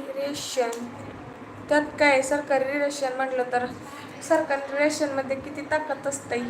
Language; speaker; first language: Marathi; native; Marathi